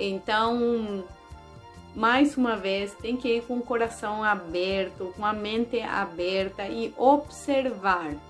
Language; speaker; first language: Portuguese; non-native, fluent; Spanish